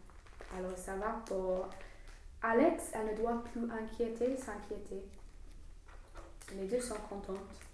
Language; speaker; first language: French; non-native, learner; English